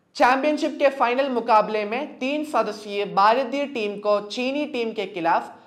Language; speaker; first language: Hindi; non-native, local second language; Malayalam